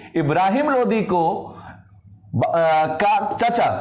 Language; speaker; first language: Hindi; native; Hindi